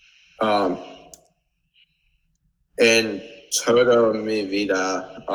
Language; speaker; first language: Spanish; non-native, learner; English